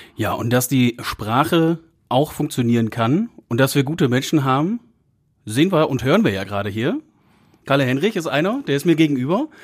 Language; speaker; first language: German; native; German